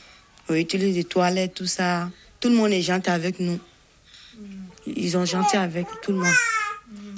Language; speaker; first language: French; non-native, learner; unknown